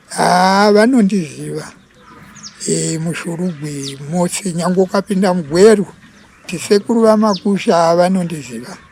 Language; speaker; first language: Shona; non-native, local second language; Venda